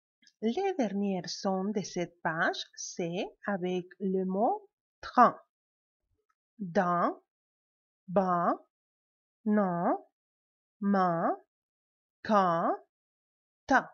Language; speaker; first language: French; non-native, fluent; Spanish